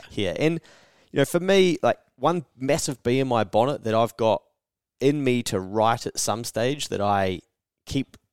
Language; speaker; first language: English; native; English